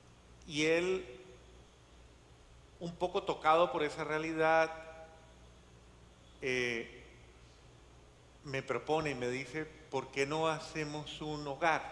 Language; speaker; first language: Spanish; native; Spanish